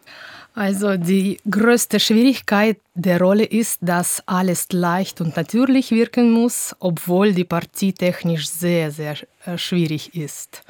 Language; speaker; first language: German; non-native, fluent; Russian